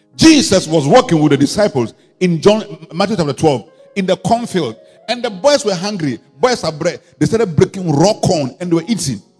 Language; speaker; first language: English; non-native, local second language; Akan